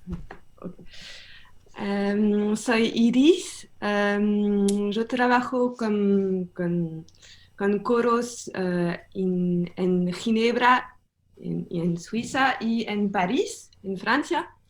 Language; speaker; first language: Spanish; non-native, learner; French